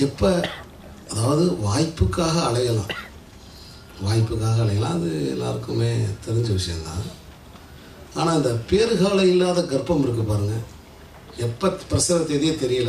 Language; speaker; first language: Tamil; native; Tamil